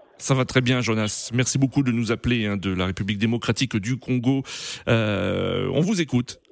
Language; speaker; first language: French; native; French